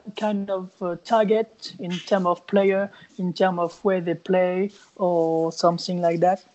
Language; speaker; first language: English; non-native, learner; French